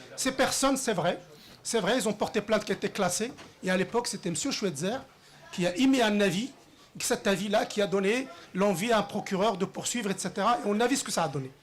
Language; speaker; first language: French; early bilingual, other home language; Riffian